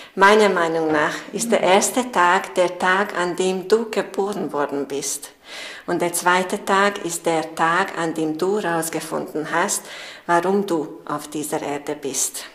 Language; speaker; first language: German; non-native, fluent; Hungarian